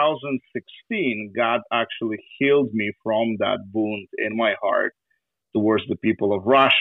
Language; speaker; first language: English; non-native, fluent; Ukrainian